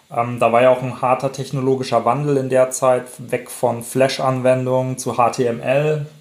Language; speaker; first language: German; native; German